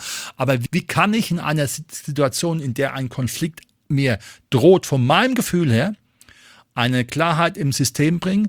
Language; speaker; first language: German; native; German